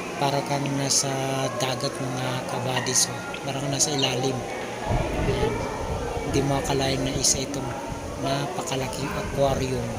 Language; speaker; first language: Filipino; non-native, local second language; Cebuano